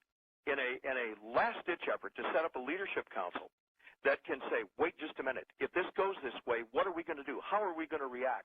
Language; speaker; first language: English; native; English